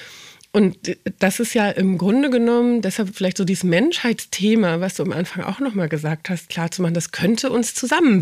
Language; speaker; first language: German; native; German